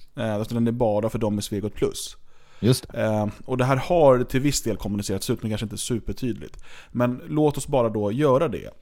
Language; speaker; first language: Swedish; native; Swedish